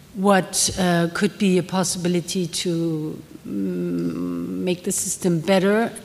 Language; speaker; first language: English; non-native, fluent; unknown